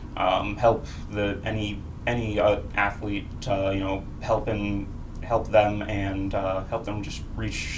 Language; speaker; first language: English; native; English